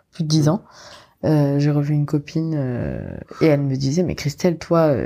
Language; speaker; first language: French; non-native, local second language; Morisyen